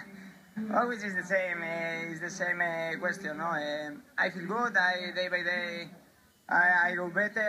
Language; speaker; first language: English; non-native, learner; Spanish